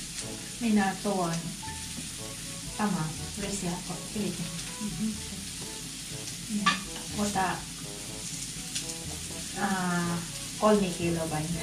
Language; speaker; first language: Finnish; non-native, learner; Filipino